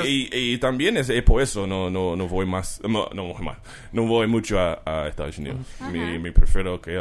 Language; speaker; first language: Spanish; non-native, learner; English